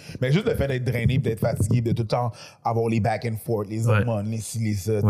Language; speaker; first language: French; native; French